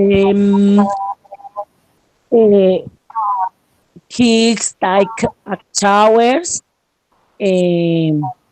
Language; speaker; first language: English; non-native, learner; Spanish